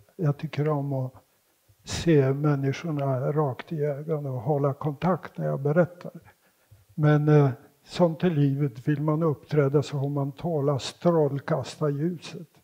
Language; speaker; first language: Swedish; non-native, fluent; Polish